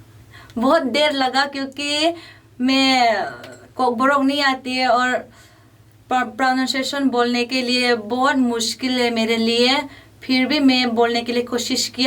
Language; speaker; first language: Hindi; non-native, local second language; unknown